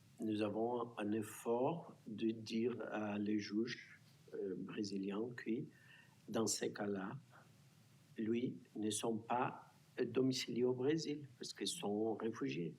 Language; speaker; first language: French; non-native, fluent; Portuguese